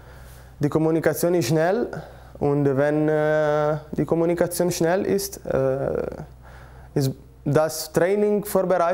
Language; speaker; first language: German; non-native, learner; Italian